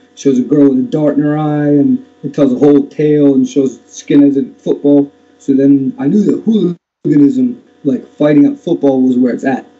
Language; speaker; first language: English; native; English